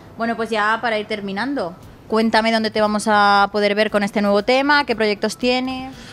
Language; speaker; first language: Spanish; native; Spanish